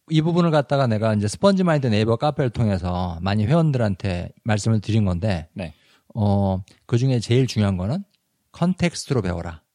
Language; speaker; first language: Korean; native; Korean